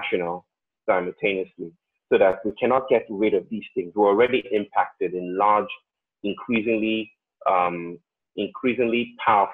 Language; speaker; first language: English; non-native, local second language; Yoruba